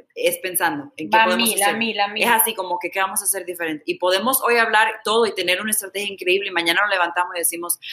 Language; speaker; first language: Spanish; early bilingual, heritage; Spanish